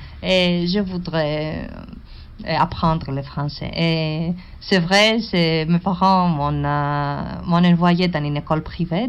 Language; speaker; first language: French; non-native, learner; Greek